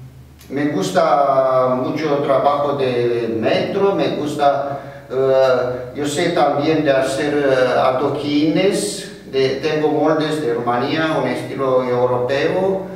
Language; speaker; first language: Spanish; non-native, fluent; Romanian